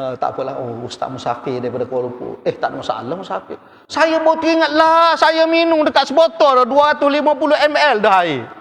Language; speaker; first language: Malay; native; Malay